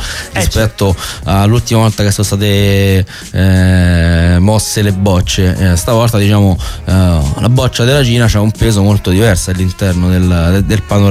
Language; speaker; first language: Italian; native; Italian